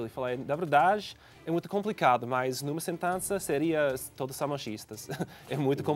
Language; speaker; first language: Portuguese; non-native, fluent; English